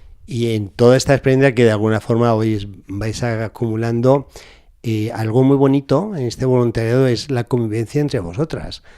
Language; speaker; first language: Spanish; native; Spanish